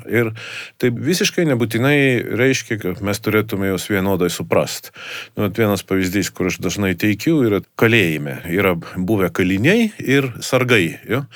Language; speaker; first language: Lithuanian; non-native, fluent; Estonian